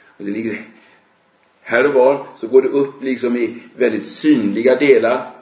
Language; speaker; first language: Swedish; native; Swedish